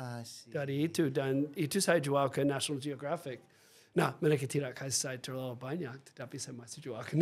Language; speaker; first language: Indonesian; non-native, fluent; English